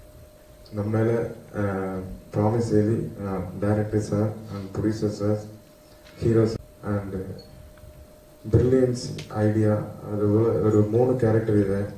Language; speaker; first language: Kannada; non-native, learner; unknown